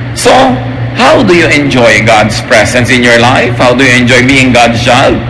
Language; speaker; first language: English; non-native, local second language; Filipino